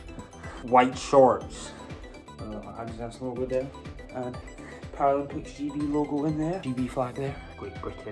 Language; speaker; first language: English; native; English